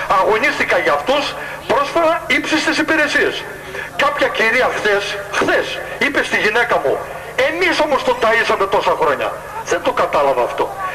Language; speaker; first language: Greek; native; Greek